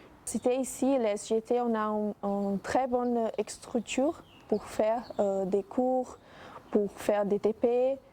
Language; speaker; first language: French; non-native, fluent; Portuguese